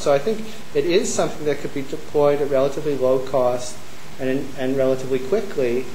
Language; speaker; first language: English; native; English